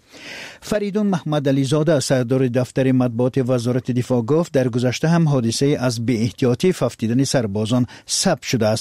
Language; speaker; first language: Persian; native; Persian